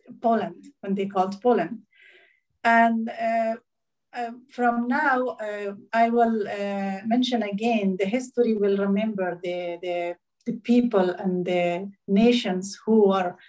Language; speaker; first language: English; non-native, learner; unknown